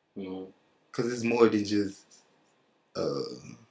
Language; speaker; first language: English; native; English